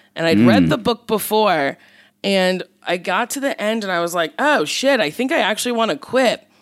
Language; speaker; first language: English; native; English